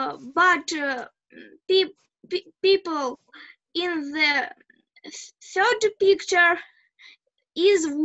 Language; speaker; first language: English; non-native, learner; Russian